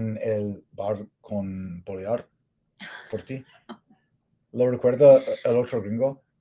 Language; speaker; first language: Spanish; non-native, learner; English